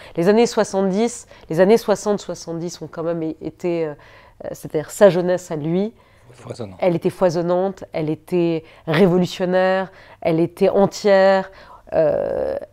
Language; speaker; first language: French; native; French